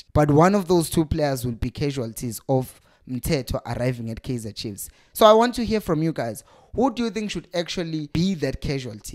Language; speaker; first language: English; non-native, local second language; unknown